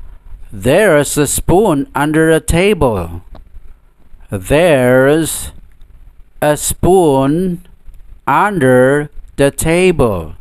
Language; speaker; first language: English; non-native, fluent; Indonesian